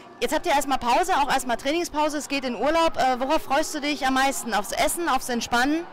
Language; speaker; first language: German; native; German